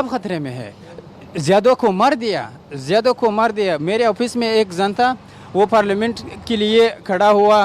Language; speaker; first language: Hindi; non-native, learner; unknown